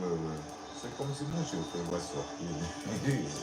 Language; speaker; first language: French; non-native, learner; Portuguese